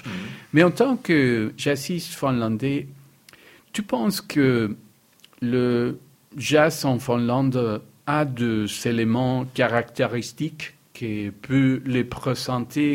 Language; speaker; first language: French; non-native, fluent; Spanish